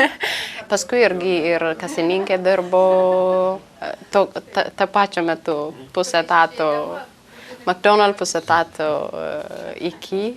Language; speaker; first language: Lithuanian; non-native, learner; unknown